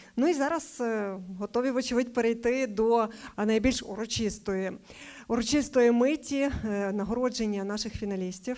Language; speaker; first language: Ukrainian; native; Ukrainian